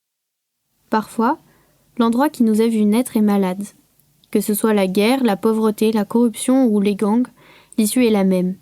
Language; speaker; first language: French; native; French